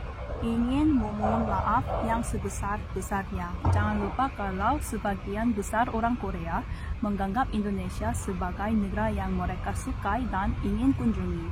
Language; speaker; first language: Indonesian; non-native, fluent; Korean